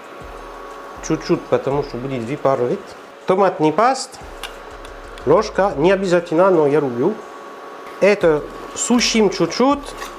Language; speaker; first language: Russian; non-native, learner; French